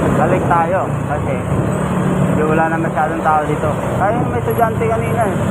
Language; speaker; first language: Filipino; non-native, local second language; Cebuano